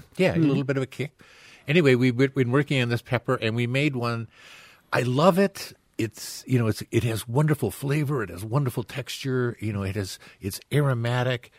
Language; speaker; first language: English; native; English